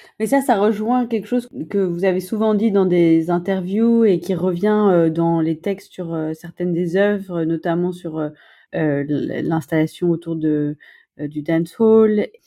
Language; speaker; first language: French; native; French